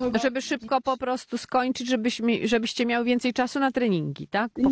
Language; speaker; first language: Polish; native; Polish